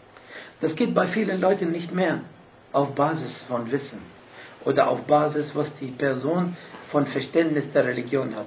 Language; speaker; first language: German; non-native, fluent; Arabic